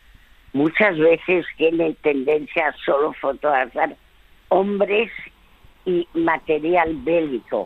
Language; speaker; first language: Spanish; early bilingual, other home language; French